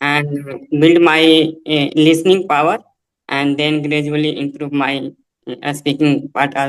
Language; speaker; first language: English; non-native, learner; Hindi